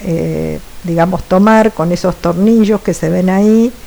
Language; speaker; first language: Spanish; native; Spanish